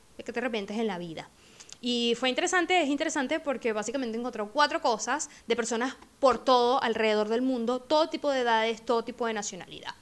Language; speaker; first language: Spanish; native; Spanish